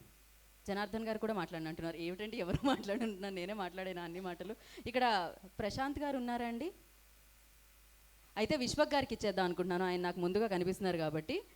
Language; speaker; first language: Telugu; native; Telugu